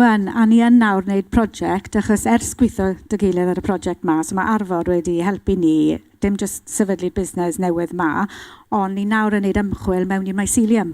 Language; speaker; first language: Welsh; non-native, local second language; English